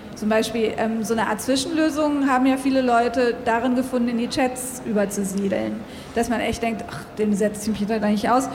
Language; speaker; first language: German; native; German